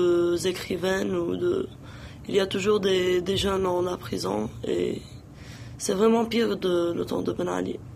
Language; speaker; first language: French; non-native, local second language; Arabic